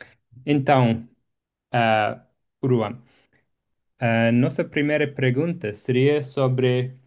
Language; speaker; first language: Portuguese; non-native, fluent; English